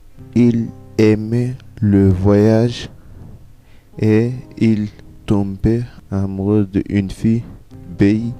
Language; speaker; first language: French; non-native, learner; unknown